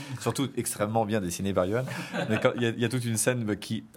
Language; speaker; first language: French; native; French